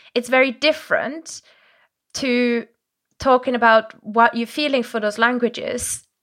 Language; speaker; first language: English; non-native, fluent; German